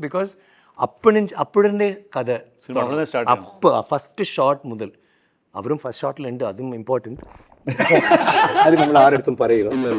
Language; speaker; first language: Malayalam; non-native, fluent; Tamil